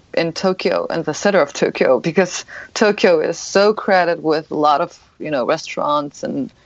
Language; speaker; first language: English; non-native, fluent; Japanese